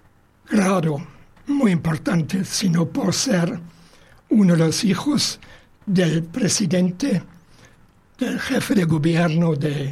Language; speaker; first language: Spanish; non-native, fluent; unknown